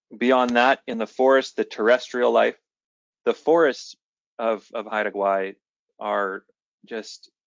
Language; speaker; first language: English; native; English